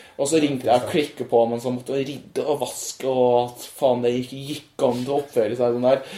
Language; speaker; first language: Norwegian; non-native, fluent; English